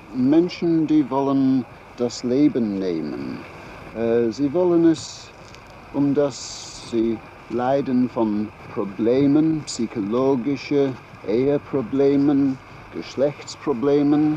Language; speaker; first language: German; non-native, learner; English